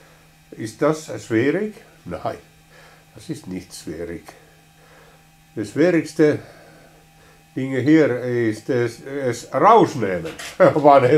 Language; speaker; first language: German; non-native, learner; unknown